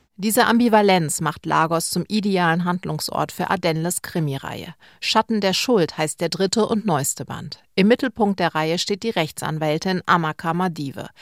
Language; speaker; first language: German; native; German